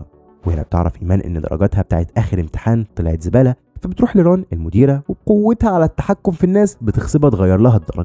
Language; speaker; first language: Arabic; native; Arabic